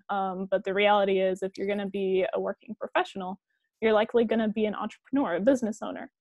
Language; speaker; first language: English; native; English